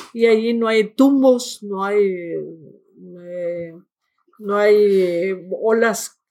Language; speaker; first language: Spanish; native; Spanish